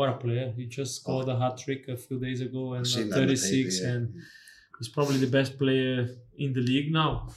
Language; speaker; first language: English; non-native, fluent; Portuguese